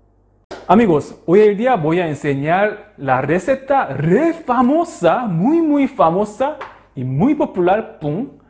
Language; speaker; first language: Spanish; non-native, local second language; Korean